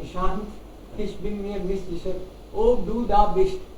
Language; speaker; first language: German; non-native, fluent; Hindi